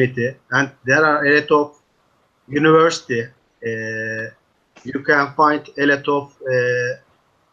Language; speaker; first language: English; non-native, learner; Turkish